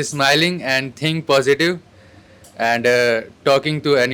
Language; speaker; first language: English; non-native, learner; Hindi